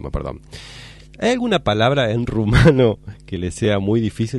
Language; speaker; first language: Spanish; native; Spanish